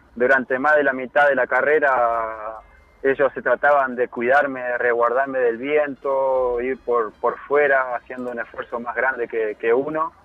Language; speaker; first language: Spanish; native; Spanish